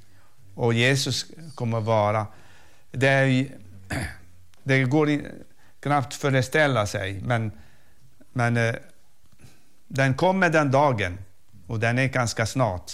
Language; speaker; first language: Swedish; non-native, fluent; Arabic